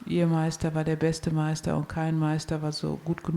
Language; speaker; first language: German; native; German